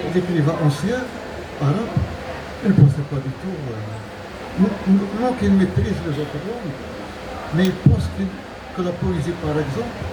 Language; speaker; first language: French; non-native, local second language; Arabic